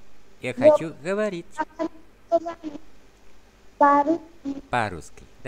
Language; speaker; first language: Russian; non-native, fluent; Vietnamese